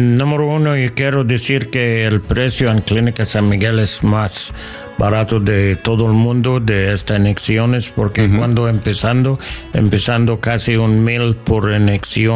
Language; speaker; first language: Spanish; non-native, learner; English